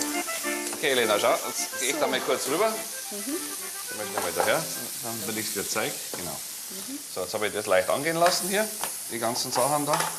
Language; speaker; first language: German; native; German